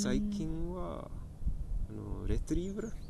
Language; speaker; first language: Japanese; non-native, learner; Czech